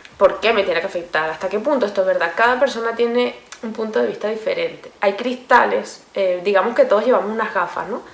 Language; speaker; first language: Spanish; native; Spanish